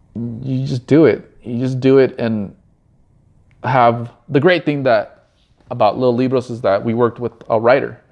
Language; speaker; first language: English; early bilingual, other home language; Spanish